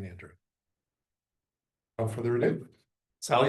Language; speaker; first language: English; native; English